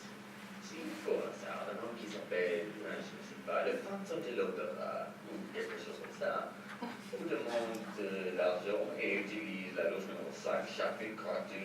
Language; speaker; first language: French; non-native, learner; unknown